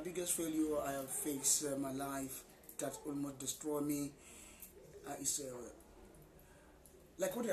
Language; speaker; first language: English; non-native, local second language; Igbo